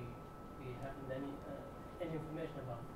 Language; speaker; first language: English; non-native, fluent; Arabic